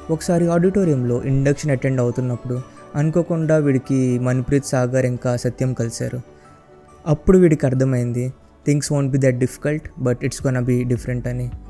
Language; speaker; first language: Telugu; early bilingual, heritage; Telugu